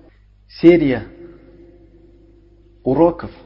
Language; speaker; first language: Russian; non-native, learner; Uzbek